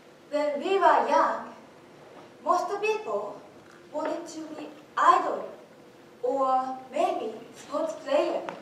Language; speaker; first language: English; non-native, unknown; Japanese